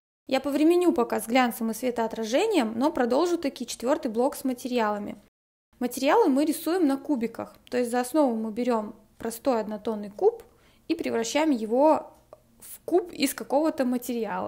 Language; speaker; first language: Russian; native; Russian